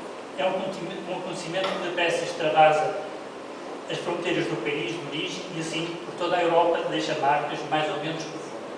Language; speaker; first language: Portuguese; native; Portuguese